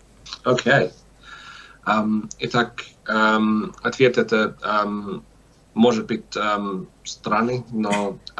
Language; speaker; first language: Russian; non-native, learner; English